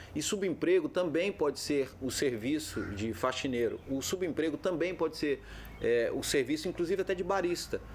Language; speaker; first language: Portuguese; native; Portuguese